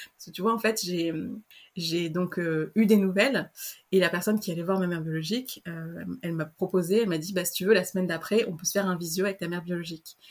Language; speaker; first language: French; native; French